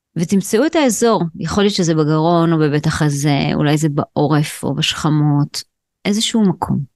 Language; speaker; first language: Hebrew; native; Hebrew